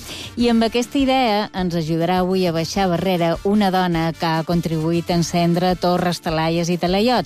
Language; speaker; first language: Catalan; native; Catalan